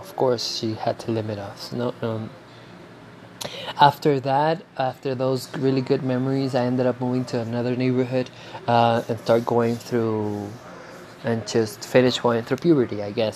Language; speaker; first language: English; non-native, fluent; Spanish